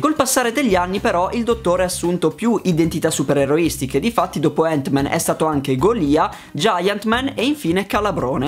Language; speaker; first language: Italian; native; Italian